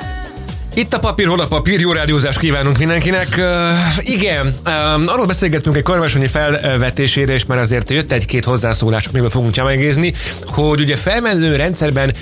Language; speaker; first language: Hungarian; native; Hungarian